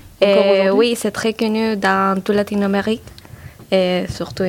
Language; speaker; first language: French; non-native, learner; Spanish